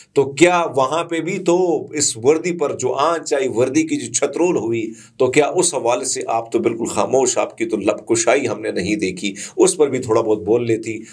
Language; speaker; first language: Urdu; non-native, local second language; Punjabi